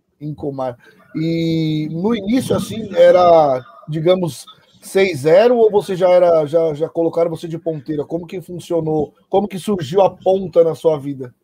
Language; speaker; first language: Portuguese; native; Portuguese